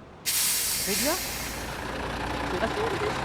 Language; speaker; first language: French; native; French